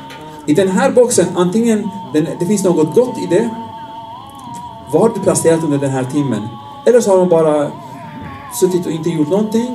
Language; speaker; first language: Swedish; non-native, fluent; Arabic